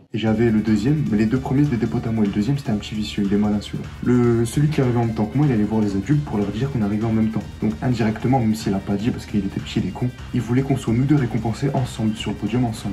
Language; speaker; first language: French; native; French